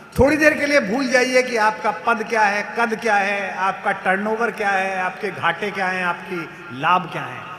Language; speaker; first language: Hindi; native; Hindi